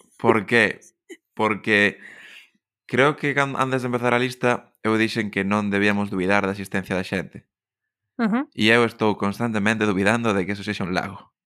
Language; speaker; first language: Galician; non-native, local second language; Spanish